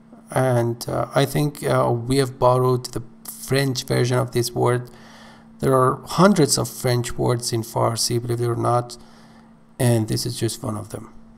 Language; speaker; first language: English; non-native, fluent; Persian